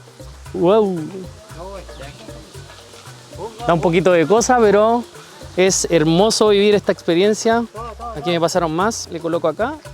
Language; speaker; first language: Spanish; native; Spanish